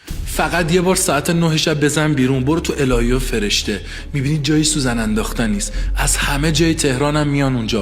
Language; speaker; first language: Persian; native; Persian